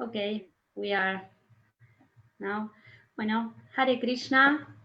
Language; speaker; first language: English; non-native, learner; Spanish